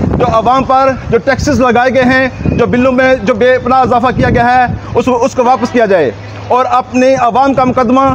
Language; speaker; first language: Urdu; non-native, local second language; Pahari-Potwari